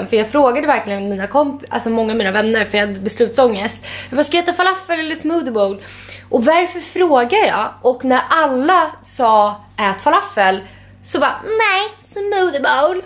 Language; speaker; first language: Swedish; native; Swedish